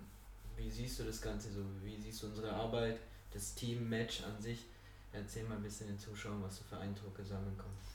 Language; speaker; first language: German; native; German